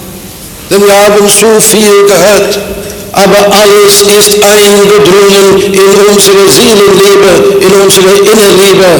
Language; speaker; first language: German; non-native, fluent; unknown